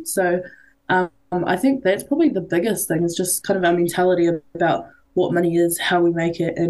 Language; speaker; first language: English; native; English